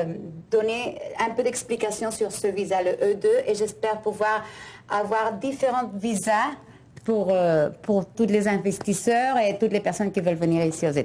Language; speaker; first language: French; non-native, fluent; Spanish